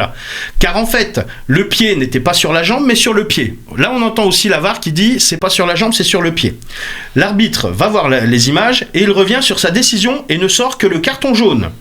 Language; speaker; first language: French; native; French